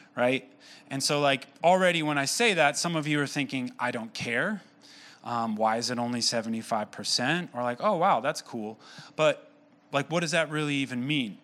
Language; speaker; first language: English; native; English